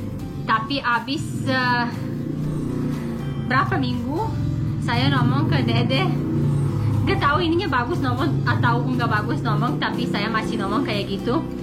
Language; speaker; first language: Indonesian; non-native, learner; English